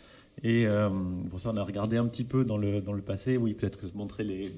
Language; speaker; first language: French; native; French